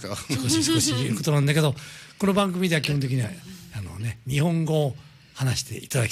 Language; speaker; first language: Japanese; native; Japanese